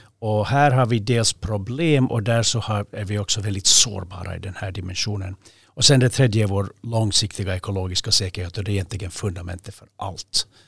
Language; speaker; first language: Swedish; native; Swedish